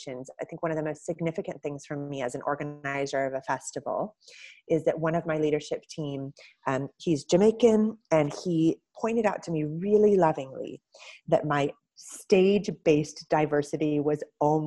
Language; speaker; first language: English; native; English